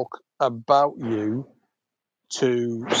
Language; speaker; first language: English; native; English